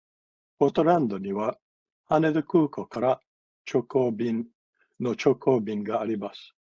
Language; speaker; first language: Japanese; non-native, fluent; English